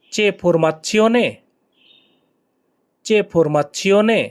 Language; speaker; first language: Italian; non-native, learner; Bangla